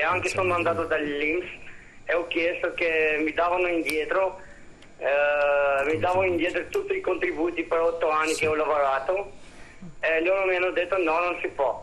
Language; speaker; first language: Italian; non-native, fluent; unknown